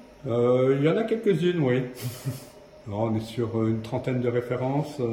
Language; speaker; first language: French; native; French